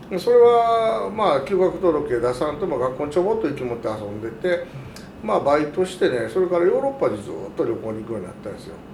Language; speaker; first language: Japanese; native; Japanese